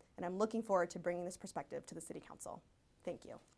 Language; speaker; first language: English; early bilingual, other home language; Spanish